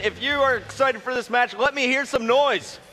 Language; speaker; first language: English; native; English